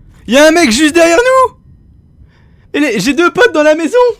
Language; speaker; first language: French; native; French